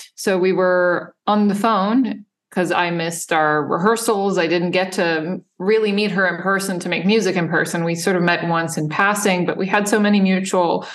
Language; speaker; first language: English; non-native, fluent; Serbian